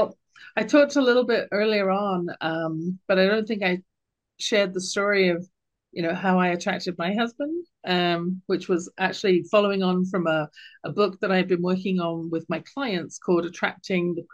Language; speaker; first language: English; native; English